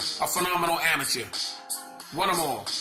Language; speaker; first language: English; native; English